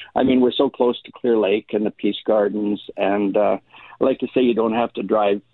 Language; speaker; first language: English; native; English